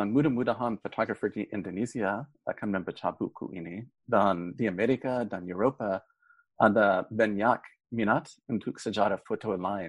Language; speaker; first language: Indonesian; non-native, fluent; English